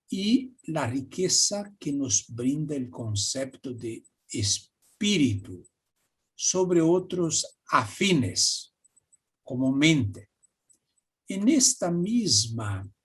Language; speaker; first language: Spanish; non-native, fluent; Portuguese